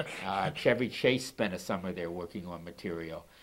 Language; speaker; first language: English; native; English